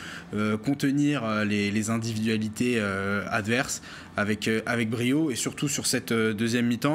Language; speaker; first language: French; native; French